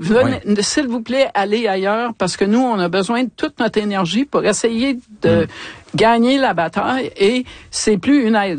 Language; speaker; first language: French; native; French